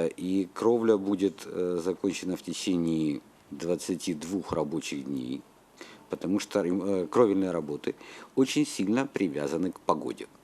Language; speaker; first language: Russian; native; Russian